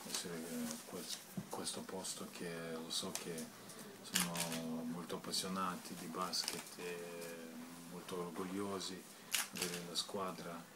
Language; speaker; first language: Italian; non-native, fluent; Lithuanian